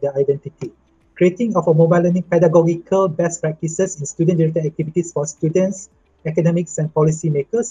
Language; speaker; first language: English; non-native, local second language; Malay